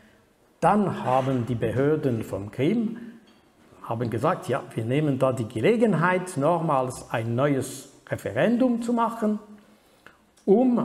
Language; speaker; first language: German; non-native, fluent; French